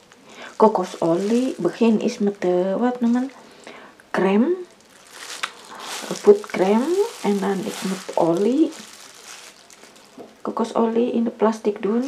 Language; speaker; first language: Dutch; non-native, learner; Indonesian